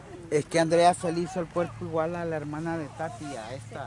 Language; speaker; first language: Spanish; native; Spanish